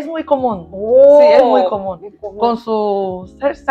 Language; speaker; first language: Spanish; non-native, learner; Korean